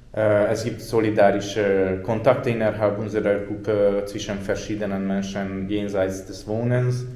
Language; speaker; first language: German; non-native, fluent; Hungarian